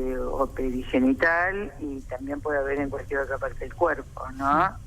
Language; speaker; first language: Spanish; native; Spanish